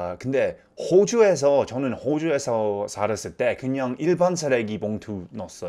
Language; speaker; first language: Korean; non-native, fluent; English